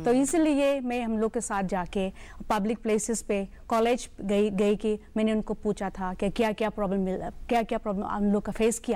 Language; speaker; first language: Hindi; non-native, local second language; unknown